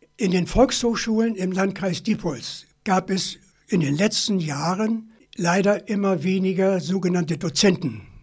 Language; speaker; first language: German; native; German